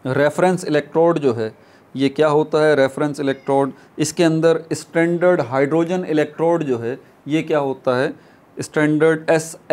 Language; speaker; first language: Urdu; native; Urdu